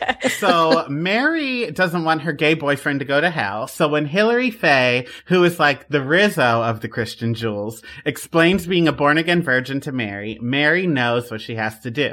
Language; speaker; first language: English; native; English